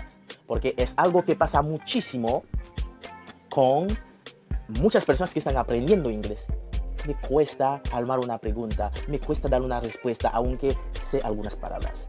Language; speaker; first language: Spanish; non-native, fluent; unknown